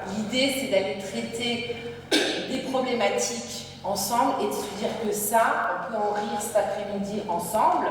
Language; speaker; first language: French; native; French